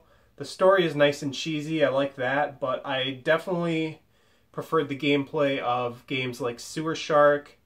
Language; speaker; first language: English; native; English